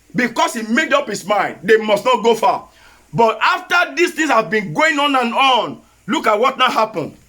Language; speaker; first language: English; non-native, local second language; Yoruba